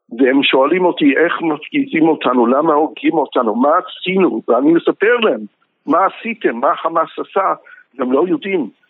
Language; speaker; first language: Hebrew; non-native, fluent; English